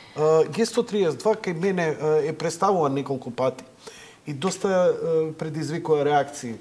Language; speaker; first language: Macedonian; native; Macedonian